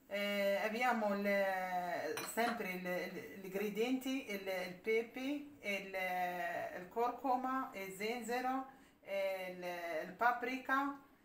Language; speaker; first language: Italian; non-native, learner; Arabic